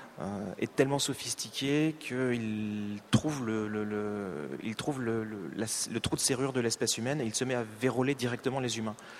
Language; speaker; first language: French; native; French